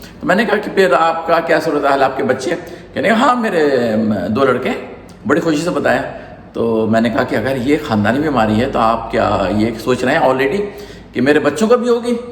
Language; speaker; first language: Urdu; native; Urdu